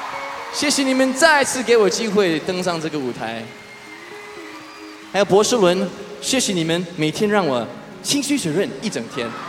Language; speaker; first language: Chinese; early bilingual, heritage; Chinese